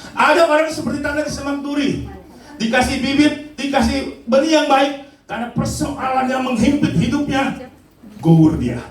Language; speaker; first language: Indonesian; native; Indonesian